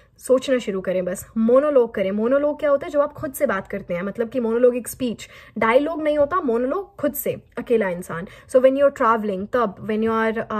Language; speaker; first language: Hindi; native; Hindi